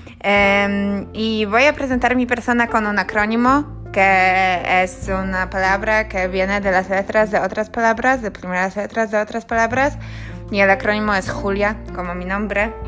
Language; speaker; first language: Spanish; non-native, learner; Polish